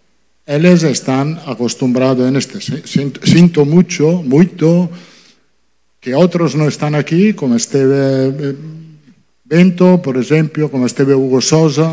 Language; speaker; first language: Portuguese; non-native, fluent; Italian